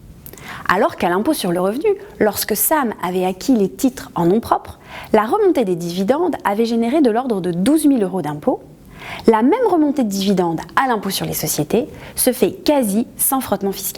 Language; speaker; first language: French; native; French